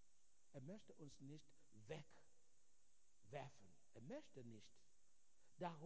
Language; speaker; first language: German; non-native, fluent; Igbo